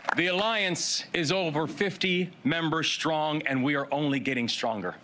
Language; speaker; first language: English; native; English